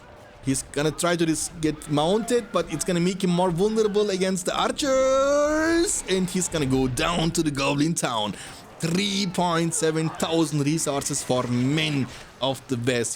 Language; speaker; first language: English; non-native, fluent; German